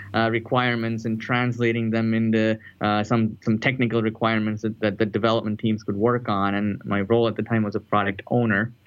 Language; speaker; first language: English; non-native, local second language; Tamil